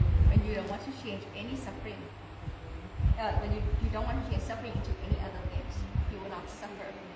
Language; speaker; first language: English; non-native, fluent; Thai